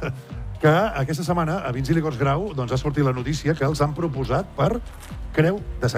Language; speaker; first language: Catalan; native; Catalan